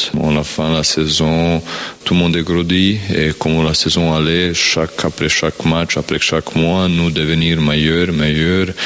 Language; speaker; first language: French; non-native, learner; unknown